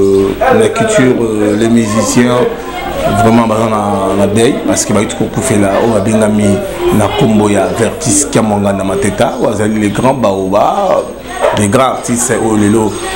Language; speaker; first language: French; non-native, local second language; Lingala